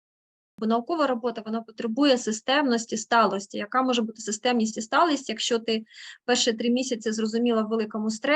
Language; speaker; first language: Ukrainian; native; Ukrainian